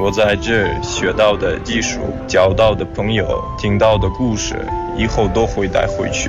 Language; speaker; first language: Chinese; non-native, fluent; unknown